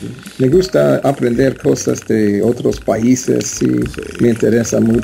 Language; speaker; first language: Spanish; non-native, learner; English